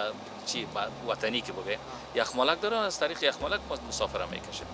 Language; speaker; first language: Persian; native; Persian